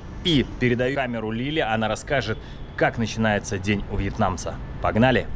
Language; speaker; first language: Russian; native; Russian